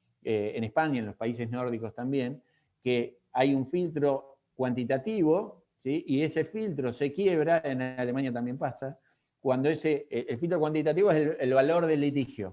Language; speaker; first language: Spanish; native; Spanish